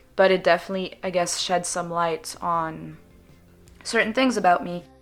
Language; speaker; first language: English; non-native, fluent; French